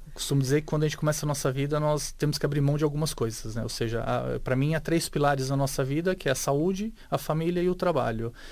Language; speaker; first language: Portuguese; native; Portuguese